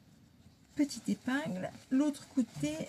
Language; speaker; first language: French; native; French